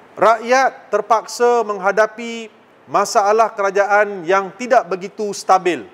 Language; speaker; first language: Malay; non-native, local second language; Tamil